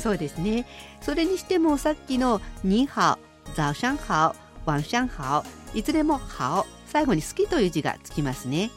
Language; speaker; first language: Japanese; native; Japanese